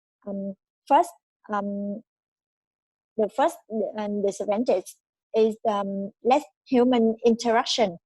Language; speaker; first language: English; non-native, learner; Vietnamese